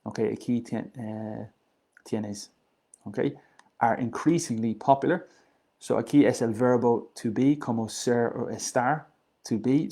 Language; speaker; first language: Spanish; non-native, learner; English